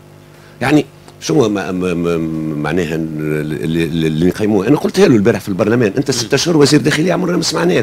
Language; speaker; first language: Arabic; native; Arabic